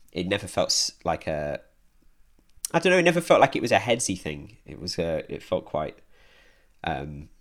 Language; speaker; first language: English; native; English